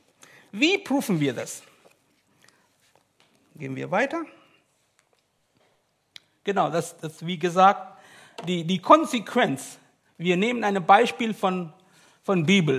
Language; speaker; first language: German; non-native, learner; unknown